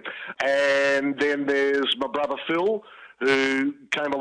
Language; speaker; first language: English; early bilingual, other home language; Greek